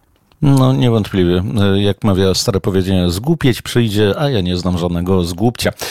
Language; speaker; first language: Polish; native; Polish